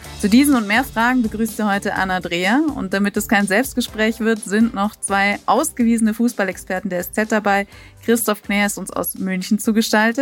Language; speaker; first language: German; native; German